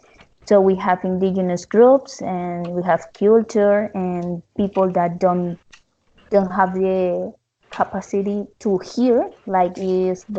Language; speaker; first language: English; non-native, learner; Spanish